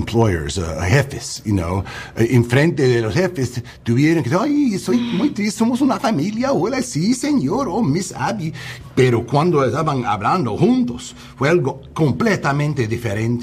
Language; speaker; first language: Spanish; early bilingual, heritage; English